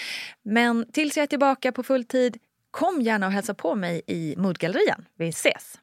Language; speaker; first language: Swedish; native; Swedish